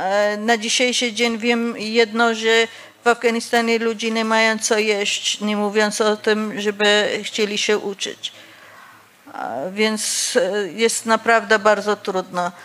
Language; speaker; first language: Polish; non-native, fluent; Persian